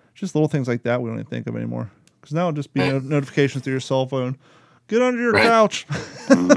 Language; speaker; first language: English; native; English